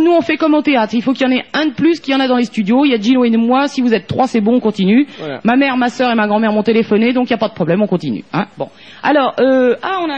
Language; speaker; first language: French; native; French